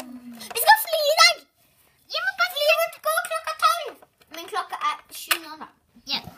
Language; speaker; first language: Norwegian; native; Norwegian